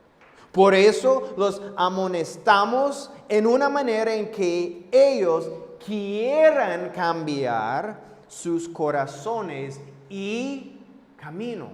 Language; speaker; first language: Spanish; non-native, fluent; English